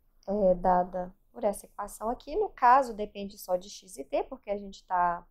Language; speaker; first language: Portuguese; native; Portuguese